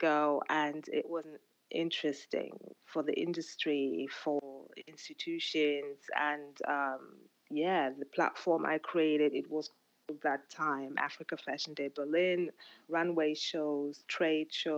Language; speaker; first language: English; non-native, local second language; Ganda